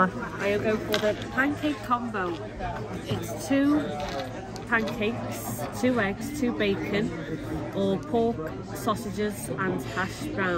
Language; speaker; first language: English; native; English